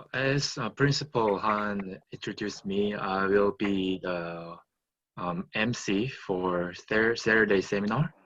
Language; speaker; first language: English; non-native, fluent; Korean